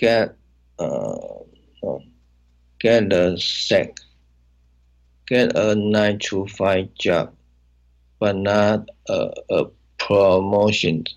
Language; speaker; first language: English; non-native, learner; Chinese